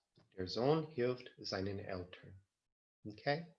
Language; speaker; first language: German; non-native, fluent; English